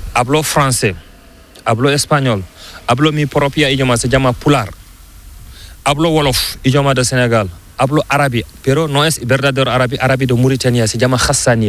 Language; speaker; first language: Spanish; non-native, learner; Fula